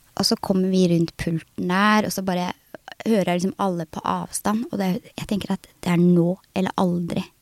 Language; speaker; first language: Norwegian; early bilingual, other home language; Somali